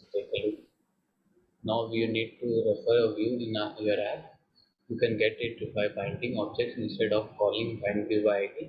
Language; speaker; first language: English; non-native, fluent; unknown